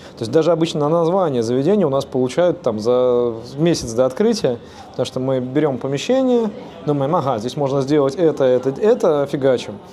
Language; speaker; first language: Russian; native; Russian